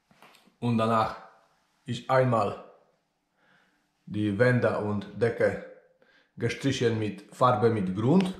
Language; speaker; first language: German; non-native, learner; Polish